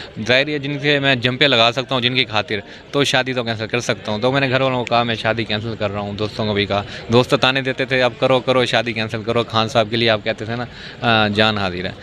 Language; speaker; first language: Urdu; non-native, local second language; Punjabi